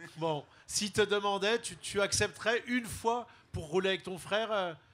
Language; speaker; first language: French; native; French